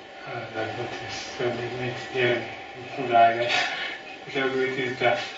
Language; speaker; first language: German; non-native, learner; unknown